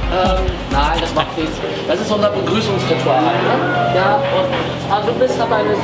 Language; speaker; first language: German; native; German